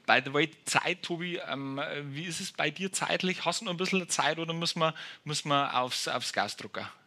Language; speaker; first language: German; native; German